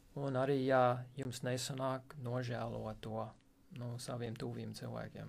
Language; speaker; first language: Latvian; non-native, fluent; English